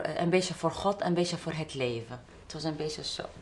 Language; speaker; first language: Dutch; non-native, fluent; Arabic